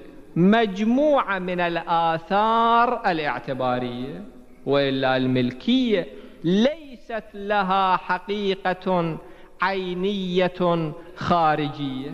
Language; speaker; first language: Arabic; native; Arabic